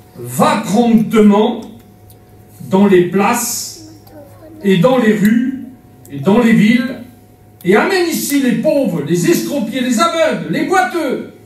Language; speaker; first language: French; native; French